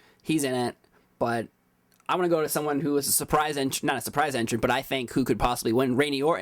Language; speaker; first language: English; native; English